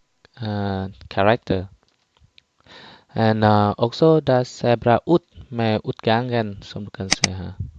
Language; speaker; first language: Norwegian; non-native, fluent; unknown